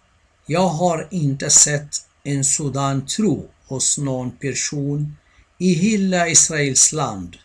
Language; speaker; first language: Swedish; non-native, fluent; Arabic